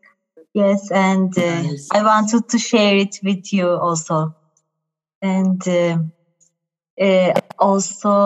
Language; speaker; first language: English; non-native, fluent; Turkish